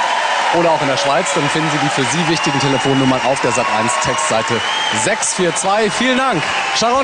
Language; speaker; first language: German; native; German